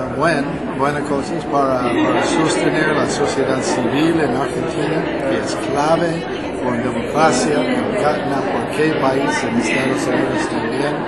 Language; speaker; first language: Spanish; non-native, fluent; English